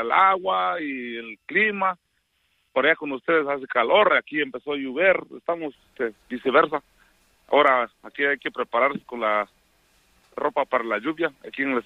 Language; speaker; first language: Spanish; non-native, local second language; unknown